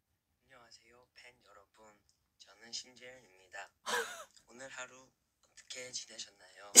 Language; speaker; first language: Korean; early bilingual, heritage; English